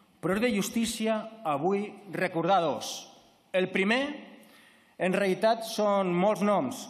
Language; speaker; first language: Catalan; non-native, local second language; Spanish